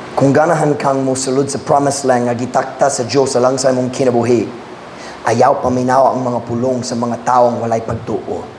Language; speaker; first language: Cebuano; non-native, fluent; English